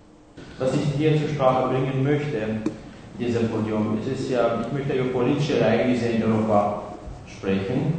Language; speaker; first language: German; non-native, fluent; Kurdish